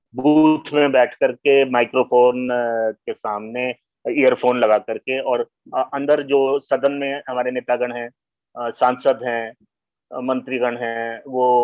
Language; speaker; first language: Hindi; native; Hindi